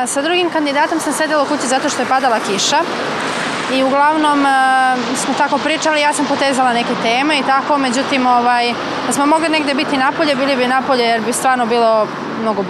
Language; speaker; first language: Serbian; native; Serbian